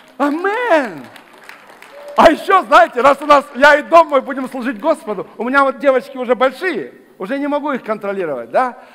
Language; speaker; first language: Russian; native; Russian